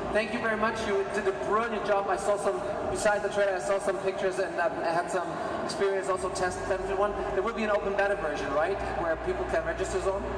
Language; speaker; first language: English; non-native, fluent; German